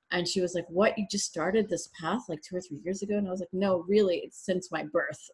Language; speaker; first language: English; native; English